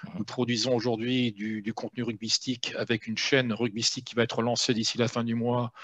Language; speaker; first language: French; native; French